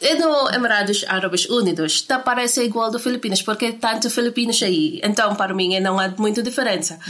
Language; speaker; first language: Portuguese; non-native, learner; Filipino